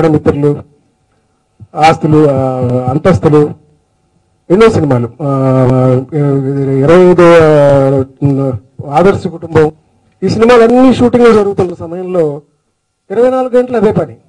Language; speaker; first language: Telugu; native; Telugu